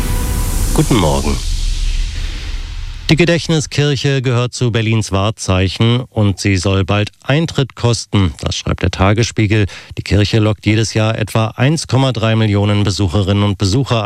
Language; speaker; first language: German; native; German